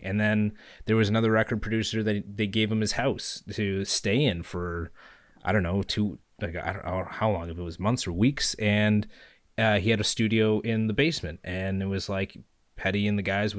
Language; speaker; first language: English; native; English